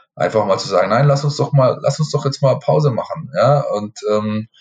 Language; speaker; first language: German; native; German